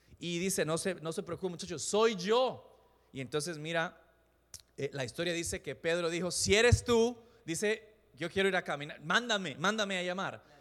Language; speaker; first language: Spanish; native; Spanish